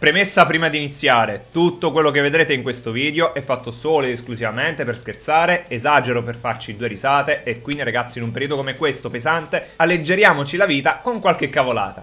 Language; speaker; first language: Italian; native; Italian